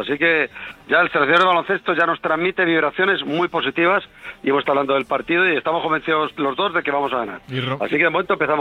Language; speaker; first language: Spanish; native; Spanish